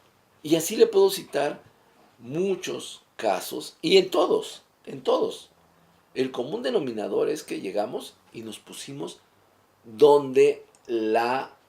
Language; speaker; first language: Spanish; native; Spanish